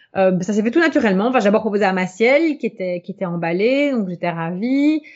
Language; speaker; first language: French; native; French